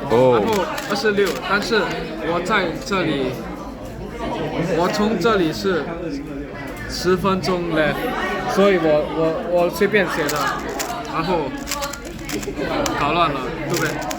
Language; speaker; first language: Chinese; non-native, learner; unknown